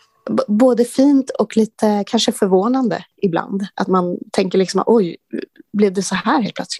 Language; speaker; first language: Swedish; native; Swedish